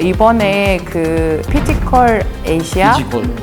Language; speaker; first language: Korean; non-native, fluent; Mongolian